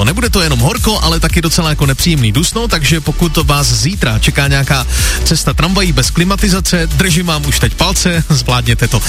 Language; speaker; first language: Czech; native; Czech